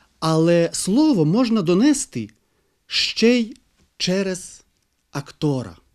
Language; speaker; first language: Ukrainian; native; Ukrainian